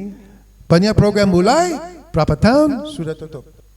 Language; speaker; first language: Indonesian; non-native, fluent; English